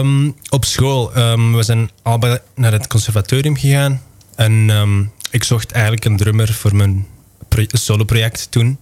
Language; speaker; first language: Dutch; non-native, local second language; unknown